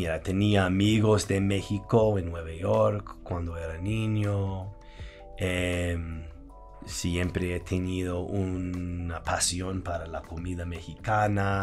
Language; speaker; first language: Spanish; non-native, fluent; English